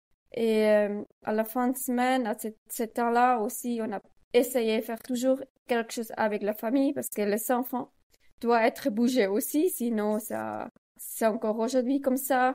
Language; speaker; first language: French; non-native, learner; Swiss German